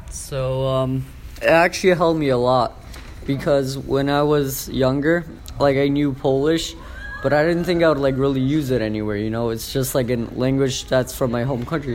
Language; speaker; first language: English; early bilingual, other home language; Polish